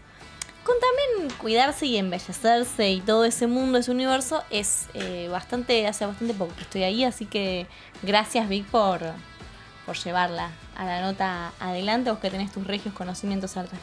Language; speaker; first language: Spanish; native; Spanish